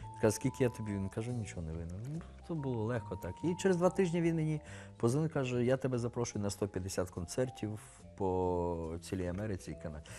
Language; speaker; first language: Ukrainian; native; Ukrainian